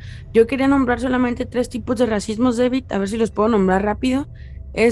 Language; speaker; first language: Spanish; native; Spanish